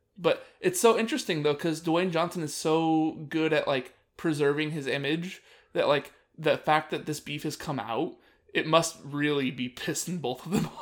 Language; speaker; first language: English; native; English